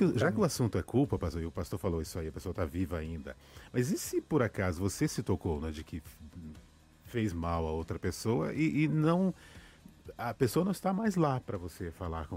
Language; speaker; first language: Portuguese; native; Portuguese